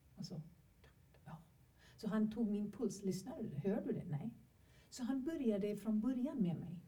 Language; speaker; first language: Swedish; non-native, fluent; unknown